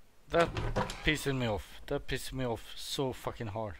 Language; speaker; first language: English; non-native, learner; Swedish